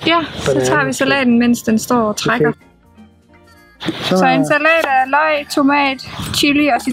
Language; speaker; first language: Danish; native; Danish